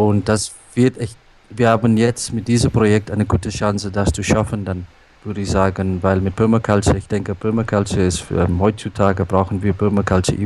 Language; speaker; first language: German; non-native, local second language; Afrikaans